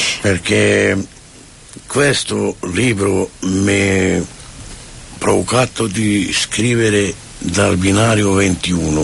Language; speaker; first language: Italian; non-native, fluent; Romany